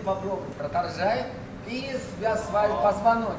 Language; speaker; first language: Russian; non-native, learner; Chinese